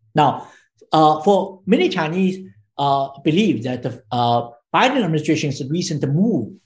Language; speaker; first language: English; non-native, fluent; Chinese